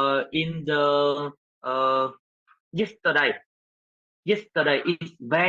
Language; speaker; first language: English; non-native, learner; Vietnamese